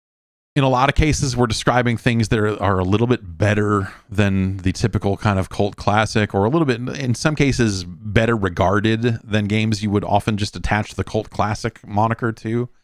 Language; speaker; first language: English; native; English